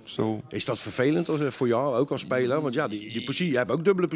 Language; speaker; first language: Dutch; native; Dutch